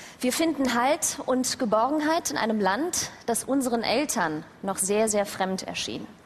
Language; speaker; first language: German; early bilingual, other home language; Turkish